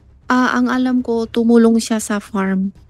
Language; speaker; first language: Filipino; non-native, learner; Chinese